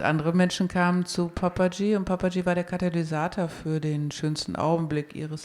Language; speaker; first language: German; native; German